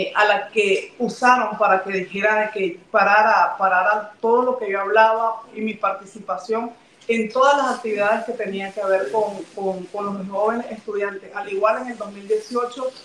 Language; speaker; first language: Spanish; native; Spanish